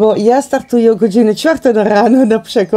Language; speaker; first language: Polish; non-native, learner; Dutch